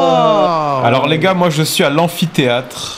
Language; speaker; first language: French; native; French